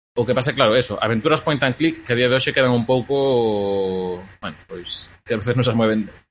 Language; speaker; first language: Galician; non-native, local second language; Spanish